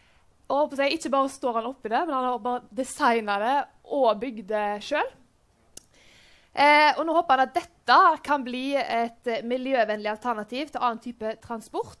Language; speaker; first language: Norwegian; native; Norwegian